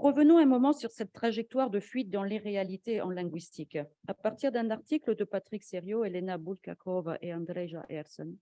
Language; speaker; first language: French; native; French